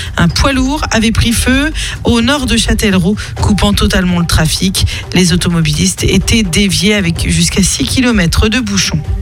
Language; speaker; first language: French; native; French